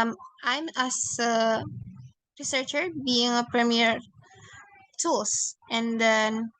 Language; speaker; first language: English; non-native, learner; Indonesian